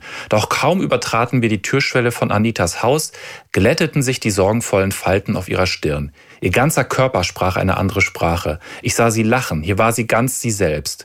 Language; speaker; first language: German; native; German